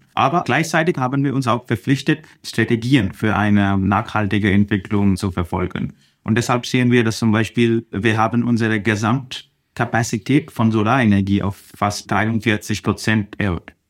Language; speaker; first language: German; non-native, fluent; Telugu